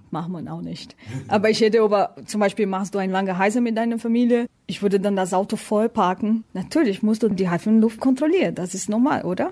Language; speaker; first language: German; non-native, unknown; Portuguese